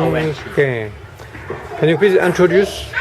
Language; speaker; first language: English; non-native, fluent; French